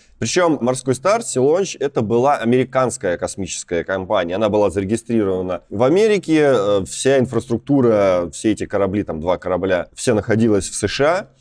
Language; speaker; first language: Russian; native; Russian